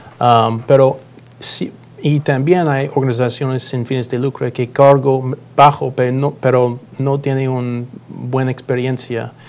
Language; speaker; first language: Spanish; non-native, learner; English